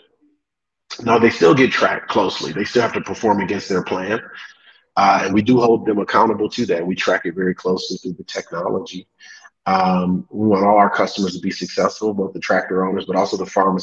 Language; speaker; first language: English; native; English